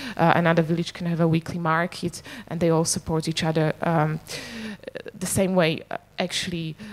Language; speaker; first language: English; non-native, fluent; Slovak